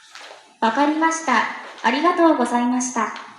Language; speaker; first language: Japanese; non-native, learner; Indonesian